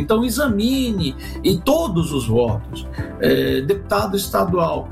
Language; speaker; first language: Portuguese; native; Portuguese